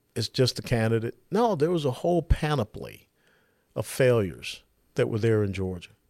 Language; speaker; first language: English; native; English